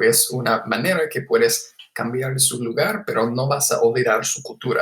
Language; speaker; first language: Spanish; non-native, fluent; English